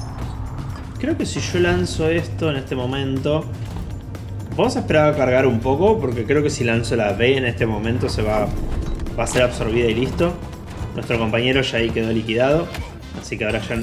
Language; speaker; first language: Spanish; native; Spanish